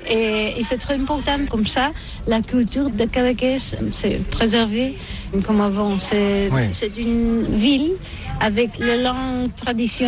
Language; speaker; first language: French; non-native, learner; Catalan